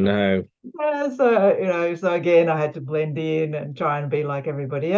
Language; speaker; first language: English; native; English